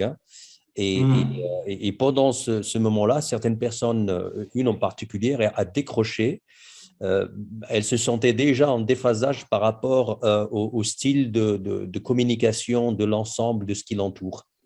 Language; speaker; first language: French; non-native, local second language; Arabic